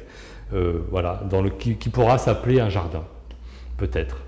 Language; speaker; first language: French; native; French